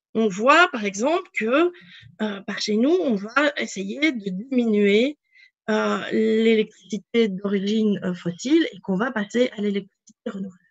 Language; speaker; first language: French; native; French